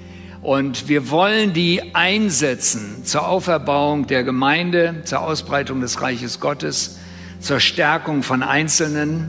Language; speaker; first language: German; native; German